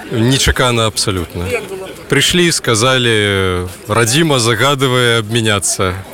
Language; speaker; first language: Belarusian; non-native, local second language; Russian